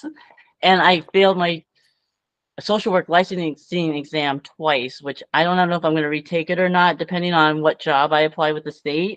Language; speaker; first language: English; native; English